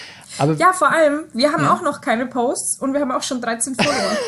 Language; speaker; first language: German; native; German